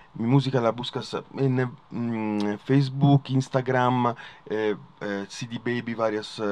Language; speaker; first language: Spanish; non-native, learner; Italian